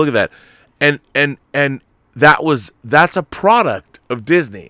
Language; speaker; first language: English; native; English